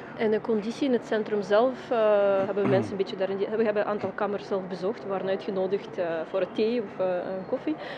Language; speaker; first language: Dutch; non-native, fluent; Russian